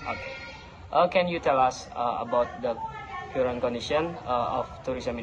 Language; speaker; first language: English; non-native, learner; Indonesian